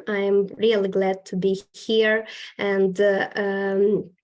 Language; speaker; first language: English; non-native, fluent; Ukrainian